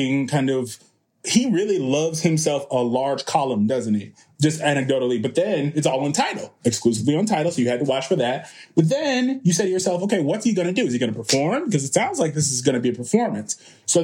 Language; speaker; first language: English; native; English